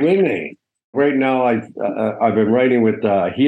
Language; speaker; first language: English; native; English